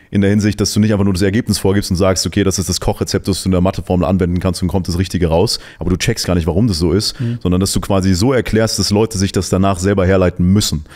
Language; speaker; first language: German; native; German